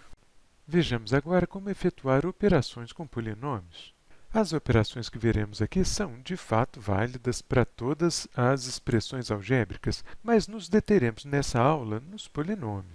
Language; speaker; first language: Portuguese; native; Portuguese